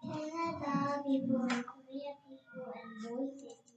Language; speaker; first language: English; non-native, learner; Korean